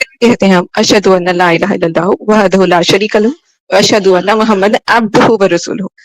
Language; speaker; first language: Urdu; native; Urdu